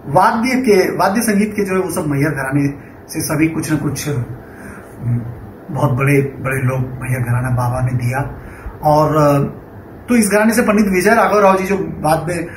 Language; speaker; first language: Hindi; non-native, local second language; Bangla